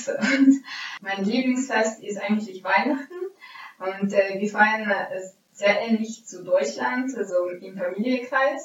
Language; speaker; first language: German; non-native, fluent; Ukrainian